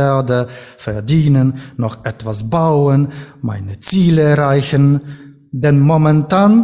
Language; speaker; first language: German; non-native, learner; Ukrainian